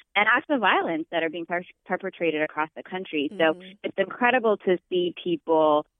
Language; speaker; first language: English; non-native, fluent; Amharic